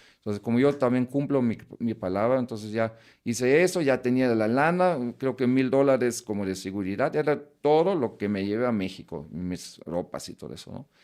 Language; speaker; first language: Spanish; non-native, fluent; German